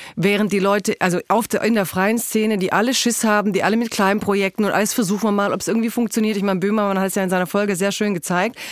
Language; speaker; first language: German; early bilingual, other home language; Croatian